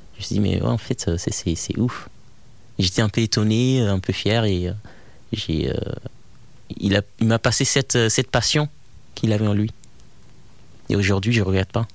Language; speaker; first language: French; non-native, fluent; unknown